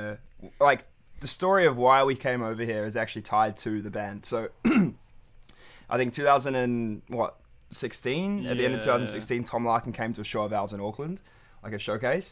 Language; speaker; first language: English; native; English